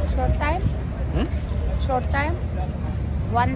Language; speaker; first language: English; non-native, learner; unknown